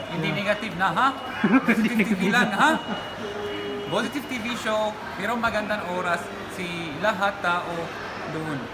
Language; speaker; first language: Filipino; non-native, learner; Arabic